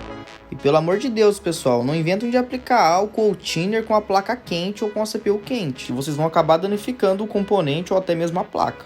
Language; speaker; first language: Portuguese; native; Portuguese